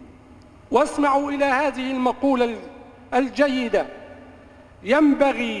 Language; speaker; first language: Arabic; native; Arabic